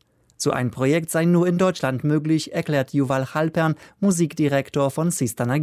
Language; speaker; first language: German; native; German